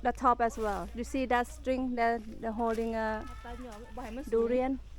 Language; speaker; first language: English; non-native, fluent; Thai